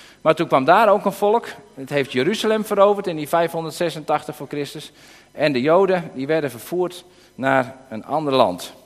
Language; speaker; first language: Dutch; native; Dutch